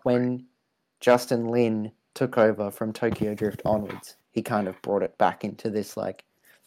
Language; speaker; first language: English; native; English